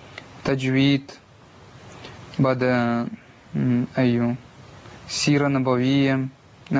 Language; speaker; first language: Arabic; non-native, learner; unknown